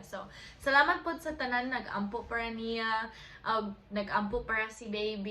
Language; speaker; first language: Cebuano; non-native, local second language; English